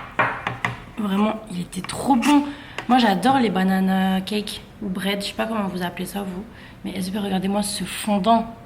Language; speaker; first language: French; native; French